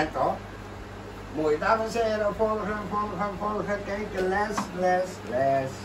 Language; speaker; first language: Dutch; non-native, local second language; Caribbean Hindustani